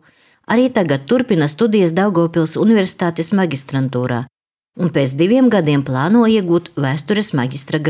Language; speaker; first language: Latvian; native; Latvian